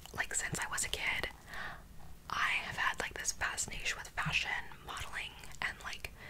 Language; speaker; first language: English; native; English